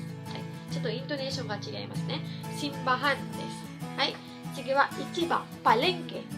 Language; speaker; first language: Japanese; non-native, fluent; Cebuano